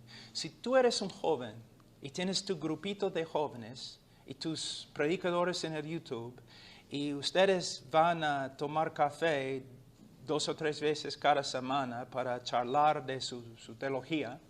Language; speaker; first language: Spanish; non-native, fluent; English